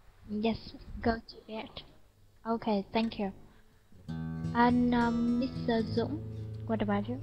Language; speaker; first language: English; non-native, fluent; Vietnamese